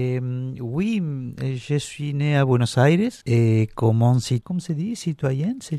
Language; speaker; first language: French; non-native, learner; Spanish